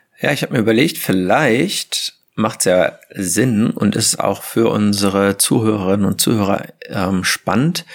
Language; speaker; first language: German; native; German